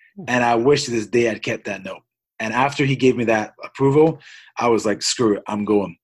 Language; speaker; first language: English; native; English